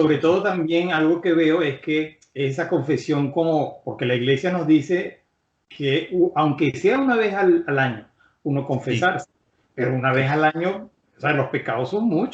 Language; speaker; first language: Spanish; native; Spanish